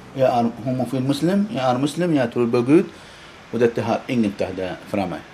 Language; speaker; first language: Norwegian; non-native, fluent; Arabic